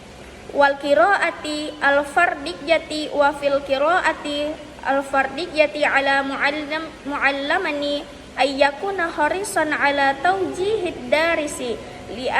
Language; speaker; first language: Arabic; non-native, learner; Indonesian